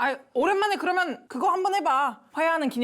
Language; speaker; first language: Korean; native; Korean